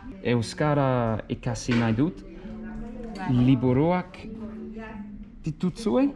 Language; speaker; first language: Basque; non-native, learner; English